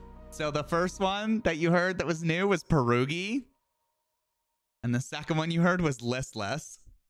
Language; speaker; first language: English; native; English